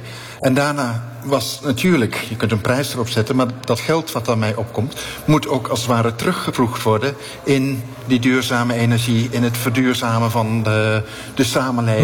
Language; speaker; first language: Dutch; native; Dutch